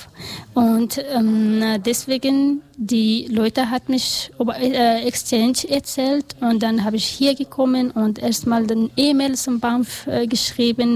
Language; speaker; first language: German; non-native, learner; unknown